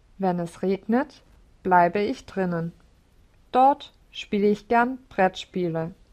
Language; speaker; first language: German; non-native, learner; English